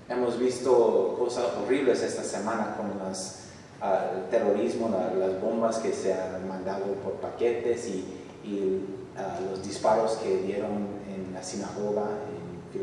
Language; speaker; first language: Spanish; non-native, fluent; English